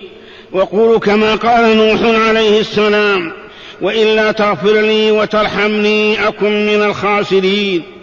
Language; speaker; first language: Arabic; native; Arabic